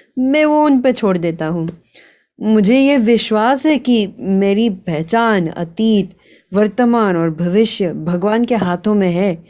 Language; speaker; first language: Hindi; early bilingual, heritage; Gujarati